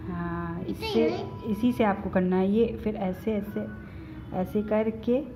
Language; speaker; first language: Hindi; native; Hindi